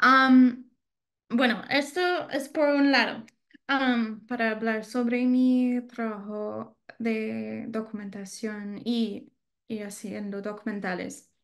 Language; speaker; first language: Spanish; non-native, learner; English